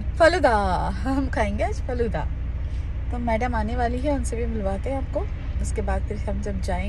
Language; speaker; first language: Hindi; native; Hindi